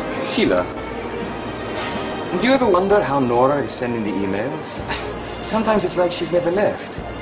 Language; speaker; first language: English; non-native, fluent; Italian